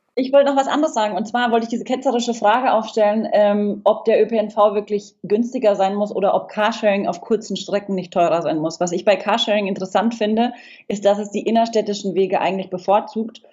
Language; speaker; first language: German; non-native, fluent; English